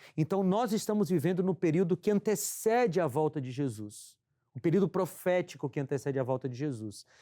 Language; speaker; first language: Portuguese; native; Portuguese